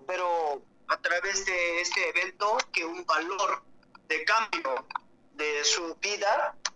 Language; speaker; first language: Spanish; non-native, learner; Korean